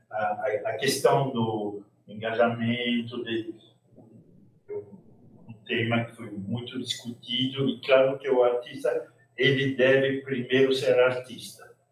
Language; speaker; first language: Portuguese; non-native, fluent; French